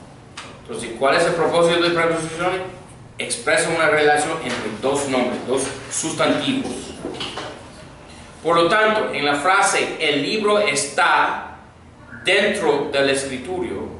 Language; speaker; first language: Spanish; non-native, fluent; English